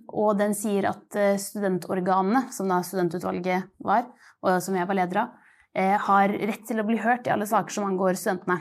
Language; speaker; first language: Norwegian; native; Norwegian